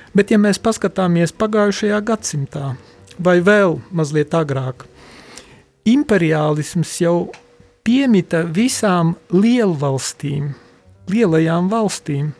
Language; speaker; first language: Latvian; non-native, local second language; Polish